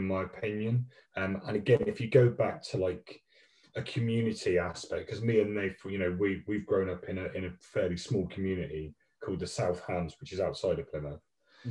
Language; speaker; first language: English; native; English